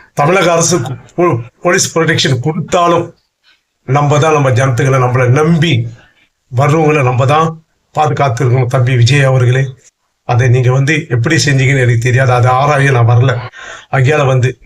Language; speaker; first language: Tamil; native; Tamil